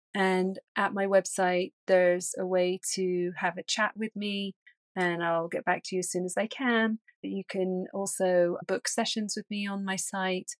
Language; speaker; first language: English; native; English